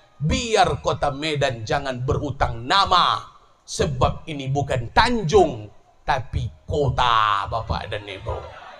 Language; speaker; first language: Malay; native; Malay